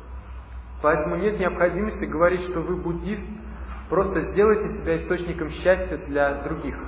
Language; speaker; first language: Russian; native; Russian